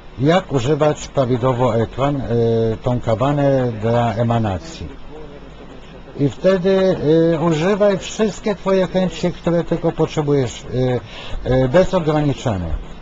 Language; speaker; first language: Polish; non-native, fluent; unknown